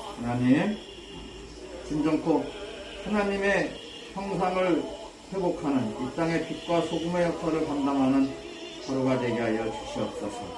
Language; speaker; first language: Korean; native; Korean